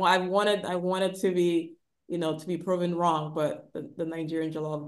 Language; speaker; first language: English; non-native, local second language; Igbo